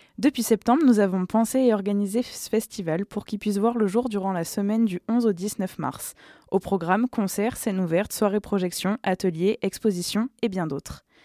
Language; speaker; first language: French; native; French